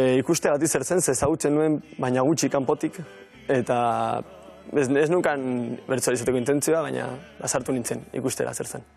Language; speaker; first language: Basque; non-native, local second language; Spanish